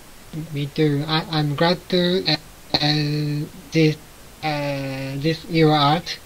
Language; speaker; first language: English; non-native, learner; Japanese